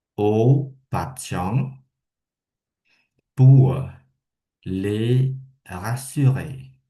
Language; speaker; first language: French; non-native, fluent; Khmer